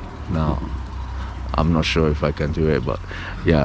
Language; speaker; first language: English; non-native, fluent; Japanese